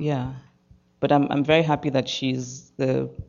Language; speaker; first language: English; non-native, local second language; Igbo